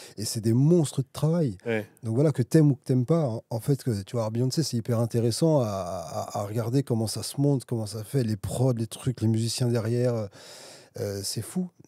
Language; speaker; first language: French; native; French